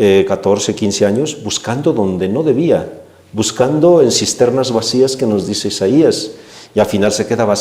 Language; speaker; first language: Spanish; native; Spanish